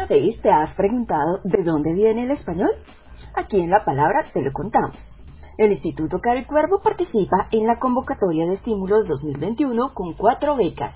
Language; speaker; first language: Spanish; native; Spanish